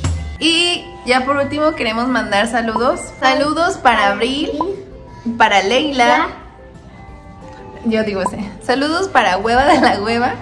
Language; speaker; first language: Spanish; native; Spanish